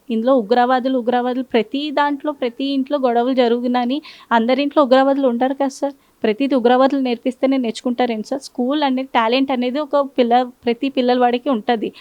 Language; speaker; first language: Telugu; non-native, local second language; Urdu